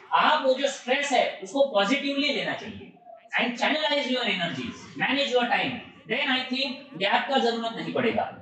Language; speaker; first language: Hindi; non-native, local second language; Marathi